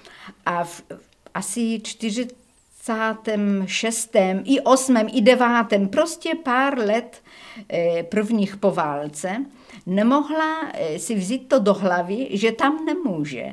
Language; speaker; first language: Czech; early bilingual, heritage; Czech